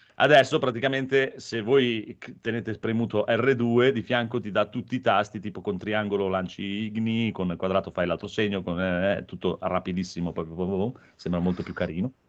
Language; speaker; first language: Italian; native; Italian